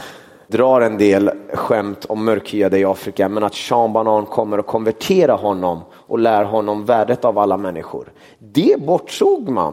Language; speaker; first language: Swedish; early bilingual, other home language; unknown